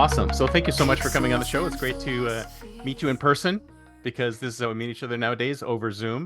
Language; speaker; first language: English; native; English